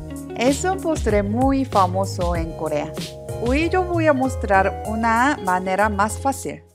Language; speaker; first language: Spanish; non-native, learner; Korean